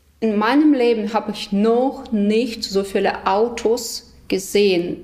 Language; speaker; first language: German; non-native, fluent; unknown